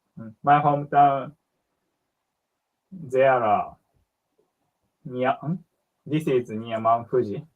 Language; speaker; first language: English; non-native, learner; Japanese